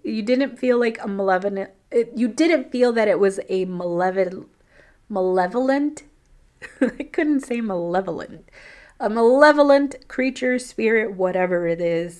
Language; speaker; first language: English; early bilingual, other home language; Spanish